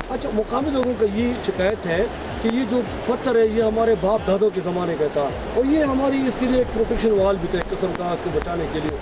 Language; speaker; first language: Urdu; non-native, local second language; Khowar